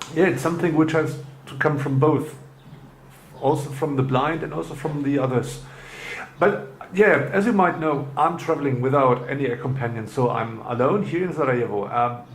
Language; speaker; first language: English; non-native, learner; German